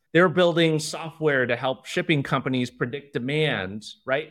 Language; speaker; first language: English; early bilingual, other home language; Chinese